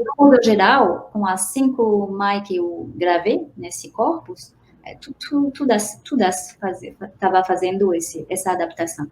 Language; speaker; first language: Portuguese; non-native, fluent; French